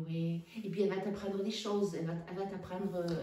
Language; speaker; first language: French; native; French